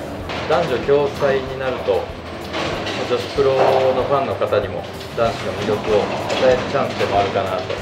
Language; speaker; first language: Japanese; native; Japanese